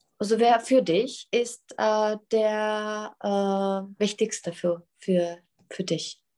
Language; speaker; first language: German; non-native, fluent; Czech